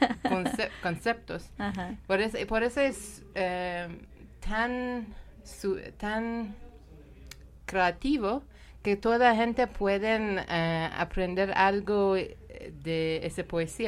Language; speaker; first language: Spanish; non-native, learner; Persian